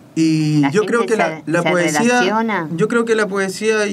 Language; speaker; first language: Spanish; native; Spanish